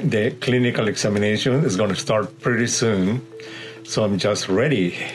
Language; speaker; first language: English; non-native, fluent; Spanish